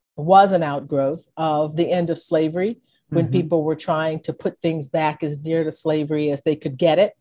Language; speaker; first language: English; native; English